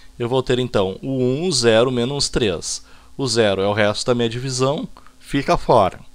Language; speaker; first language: Portuguese; native; Portuguese